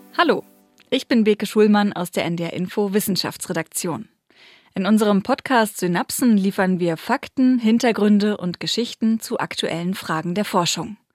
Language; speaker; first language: German; native; German